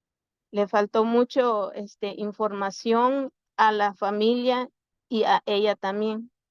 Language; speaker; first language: Spanish; non-native, local second language; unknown